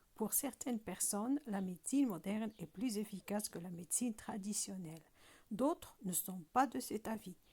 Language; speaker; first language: French; non-native, local second language; Arabic